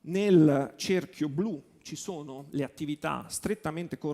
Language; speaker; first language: Italian; native; Italian